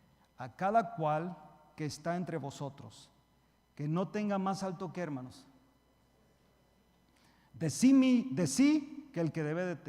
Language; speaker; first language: Spanish; early bilingual, heritage; Spanish